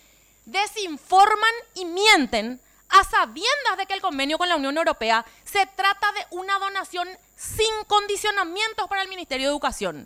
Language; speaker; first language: Spanish; native; Spanish